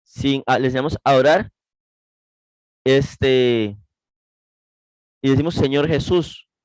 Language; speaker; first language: Spanish; native; Spanish